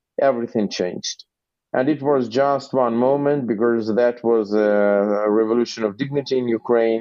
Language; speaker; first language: English; non-native, fluent; Russian